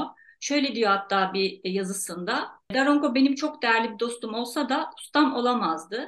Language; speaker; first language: Turkish; native; Turkish